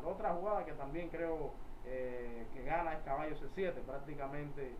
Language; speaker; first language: Spanish; native; Spanish